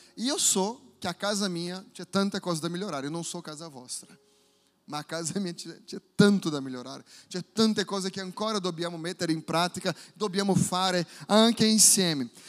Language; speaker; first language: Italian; non-native, fluent; Portuguese